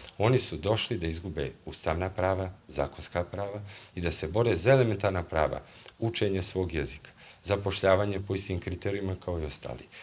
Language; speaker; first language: Serbian; native; Serbian